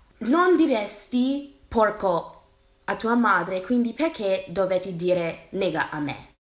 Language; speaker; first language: Italian; non-native, fluent; English